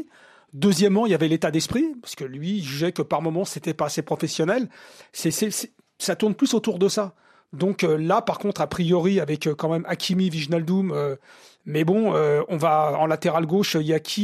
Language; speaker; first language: French; native; French